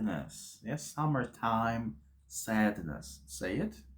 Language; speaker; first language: English; non-native, fluent; Armenian